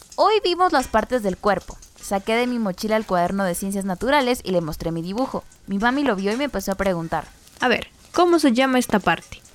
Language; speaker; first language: Spanish; non-native, local second language; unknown